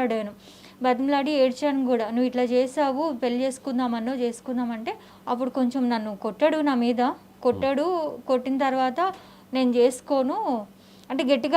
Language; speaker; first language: Telugu; native; Telugu